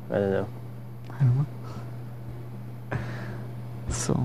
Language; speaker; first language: English; non-native, learner; Spanish